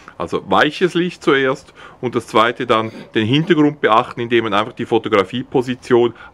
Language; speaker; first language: German; native; German